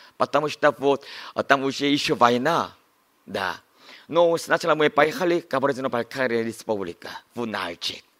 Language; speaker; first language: Russian; non-native, learner; Korean